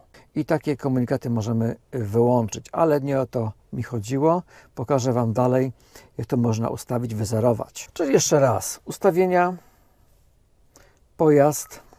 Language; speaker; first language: Polish; native; Polish